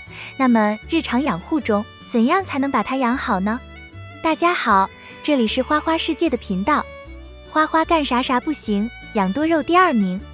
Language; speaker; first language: Chinese; native; Chinese